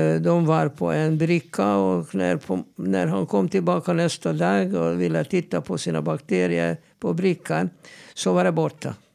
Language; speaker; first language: Swedish; non-native, fluent; Hungarian